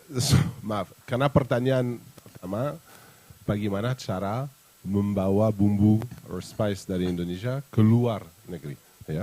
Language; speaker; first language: Indonesian; non-native, fluent; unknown